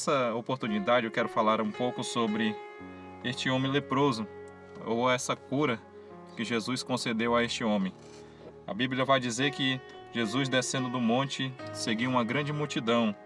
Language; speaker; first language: Portuguese; native; Portuguese